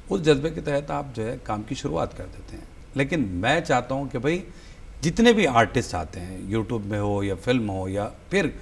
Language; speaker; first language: Hindi; native; Hindi